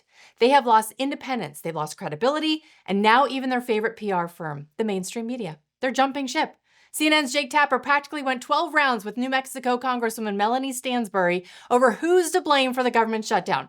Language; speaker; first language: English; native; English